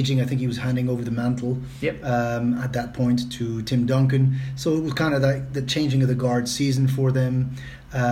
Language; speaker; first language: English; non-native, fluent; Dutch